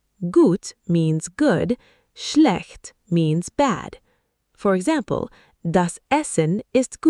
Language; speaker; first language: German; non-native, fluent; Arabic